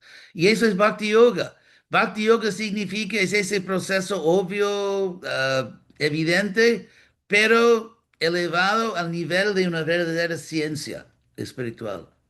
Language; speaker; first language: Spanish; non-native, fluent; English